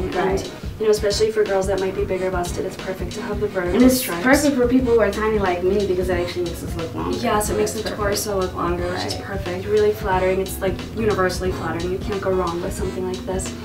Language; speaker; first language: English; native; English